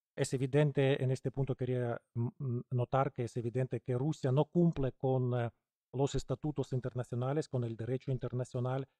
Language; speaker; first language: Spanish; non-native, fluent; Ukrainian